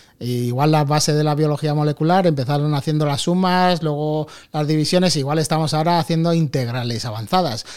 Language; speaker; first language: Spanish; native; Spanish